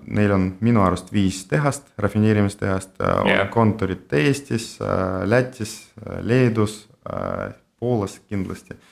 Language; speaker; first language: Estonian; non-native, local second language; Russian